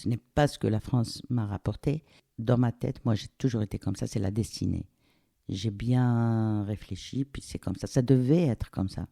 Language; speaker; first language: French; non-native, local second language; Arabic